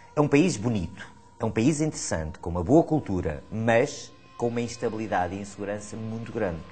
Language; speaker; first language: Portuguese; native; Portuguese